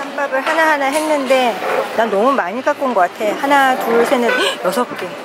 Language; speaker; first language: Korean; native; Korean